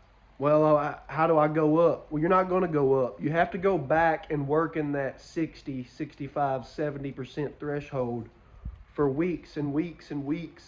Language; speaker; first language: English; native; English